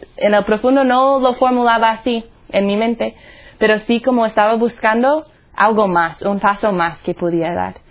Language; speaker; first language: Spanish; non-native, fluent; English